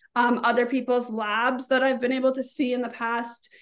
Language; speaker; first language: English; native; English